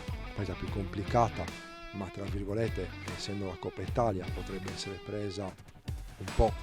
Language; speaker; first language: Italian; native; Italian